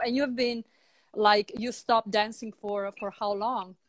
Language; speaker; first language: English; non-native, fluent; Italian